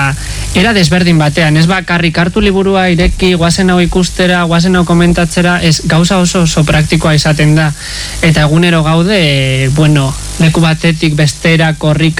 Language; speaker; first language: Basque; native; Basque